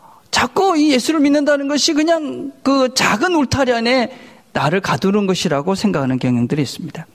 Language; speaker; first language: Korean; native; Korean